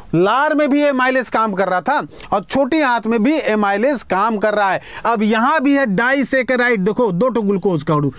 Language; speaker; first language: Hindi; native; Hindi